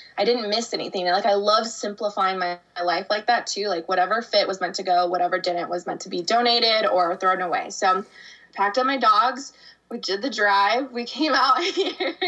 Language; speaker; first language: English; native; English